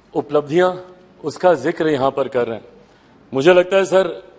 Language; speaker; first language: Hindi; native; Hindi